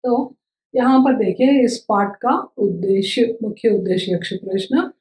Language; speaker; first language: Hindi; non-native, local second language; Telugu